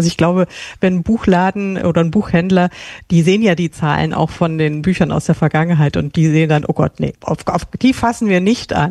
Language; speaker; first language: German; native; German